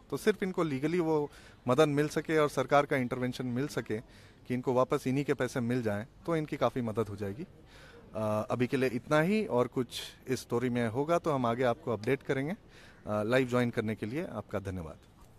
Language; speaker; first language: Hindi; native; Hindi